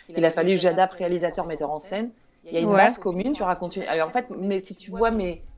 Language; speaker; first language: French; native; French